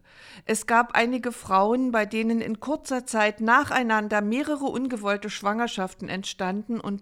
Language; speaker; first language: German; native; German